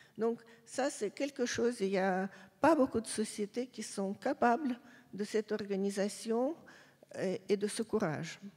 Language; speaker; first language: French; non-native, fluent; Russian